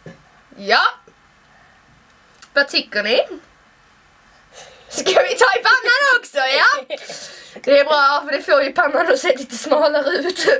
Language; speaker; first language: Swedish; native; Swedish